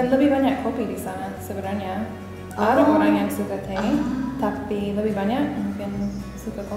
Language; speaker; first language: Indonesian; non-native, fluent; English